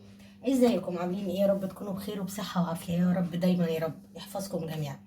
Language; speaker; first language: Arabic; native; Arabic